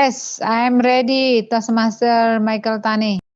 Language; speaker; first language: English; non-native, learner; Indonesian